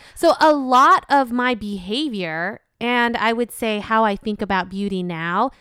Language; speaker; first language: English; non-native, fluent; Vietnamese